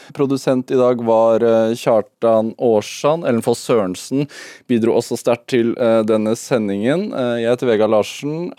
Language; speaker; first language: Norwegian; native; Norwegian